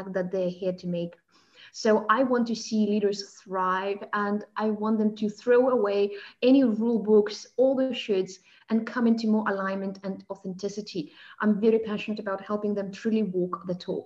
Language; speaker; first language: English; non-native, fluent; Russian